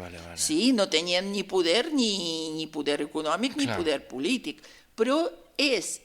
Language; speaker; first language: Catalan; non-native, fluent; Russian